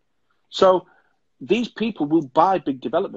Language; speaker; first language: English; native; English